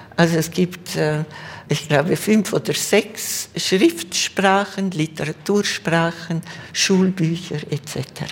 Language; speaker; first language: German; non-native, local second language; Romansh